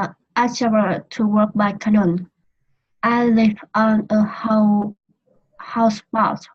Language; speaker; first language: English; non-native, learner; Vietnamese